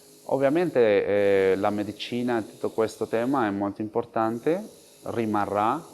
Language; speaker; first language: Italian; non-native, fluent; Spanish